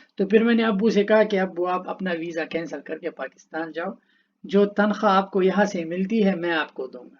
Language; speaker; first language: Urdu; non-native, local second language; Pashto